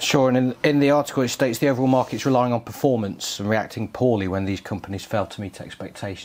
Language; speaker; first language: English; native; English